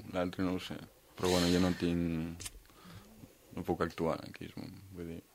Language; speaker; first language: Catalan; native; Catalan